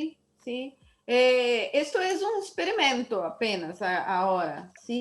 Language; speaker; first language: Spanish; non-native, learner; Portuguese